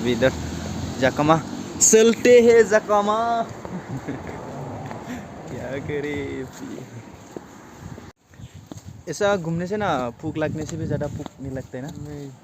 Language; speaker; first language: Hindi; non-native, local second language; Assamese